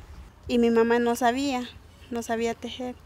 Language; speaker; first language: Spanish; non-native, local second language; Tzotzil